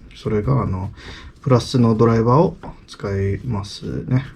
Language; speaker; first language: Japanese; non-native, learner; English